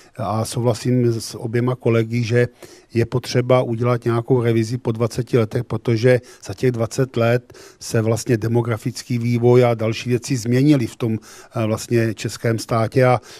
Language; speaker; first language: Czech; native; Czech